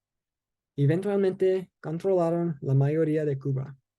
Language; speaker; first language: Spanish; non-native, learner; English